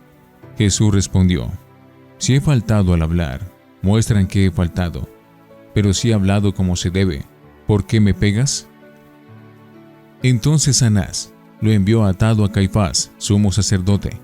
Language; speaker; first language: Spanish; native; Spanish